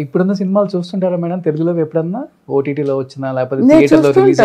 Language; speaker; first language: Telugu; native; Telugu